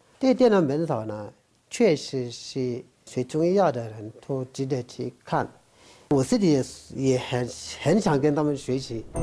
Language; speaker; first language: Chinese; non-native, fluent; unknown